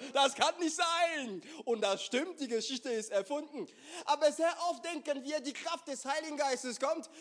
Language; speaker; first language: German; non-native, fluent; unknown